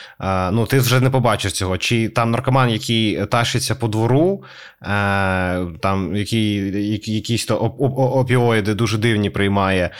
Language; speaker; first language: Ukrainian; native; Ukrainian